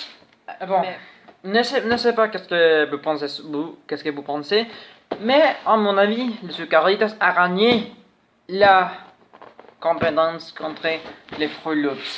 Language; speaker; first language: French; non-native, learner; Spanish